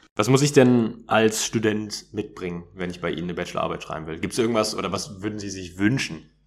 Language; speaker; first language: German; native; German